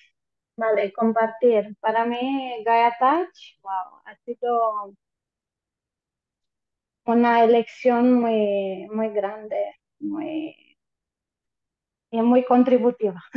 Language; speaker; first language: Spanish; non-native, fluent; Romanian